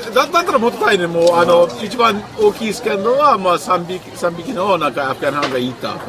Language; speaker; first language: Japanese; non-native, fluent; English